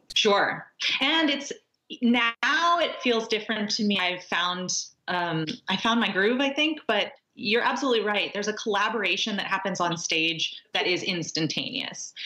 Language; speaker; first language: English; native; English